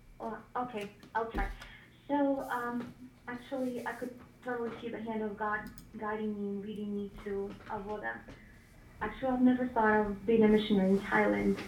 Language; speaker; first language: English; non-native, fluent; Ukrainian